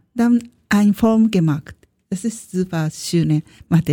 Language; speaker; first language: German; non-native, learner; Japanese